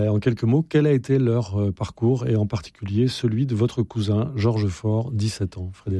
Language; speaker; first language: French; native; French